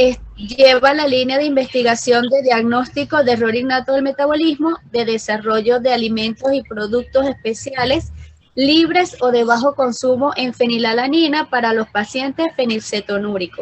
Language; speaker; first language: Spanish; native; Spanish